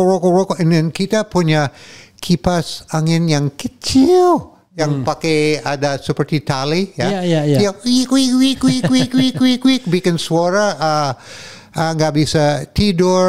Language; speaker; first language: Indonesian; non-native, fluent; English